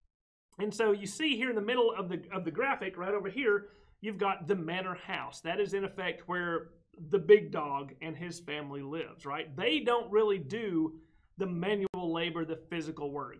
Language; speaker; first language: English; native; English